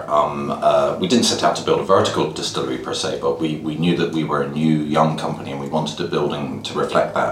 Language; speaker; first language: English; native; English